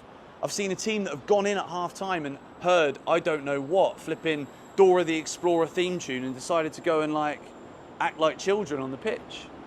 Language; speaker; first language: English; native; English